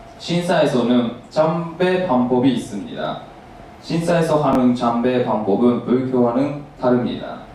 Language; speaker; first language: Korean; non-native, learner; Japanese